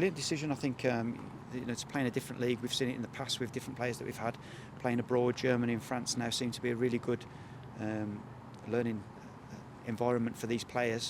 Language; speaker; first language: English; native; English